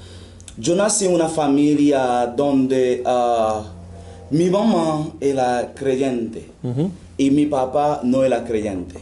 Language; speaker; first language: Spanish; non-native, fluent; Haitian Creole